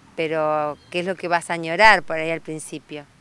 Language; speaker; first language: Spanish; native; Spanish